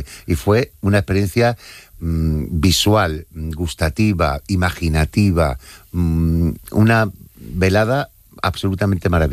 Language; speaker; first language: Spanish; native; Spanish